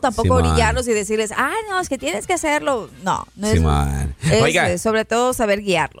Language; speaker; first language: Spanish; native; Spanish